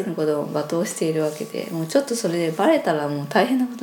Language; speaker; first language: Japanese; native; Japanese